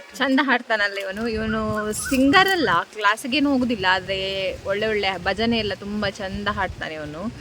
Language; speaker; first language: Kannada; non-native, local second language; Tulu